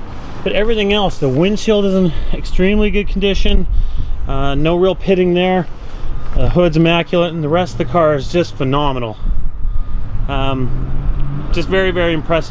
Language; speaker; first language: English; native; English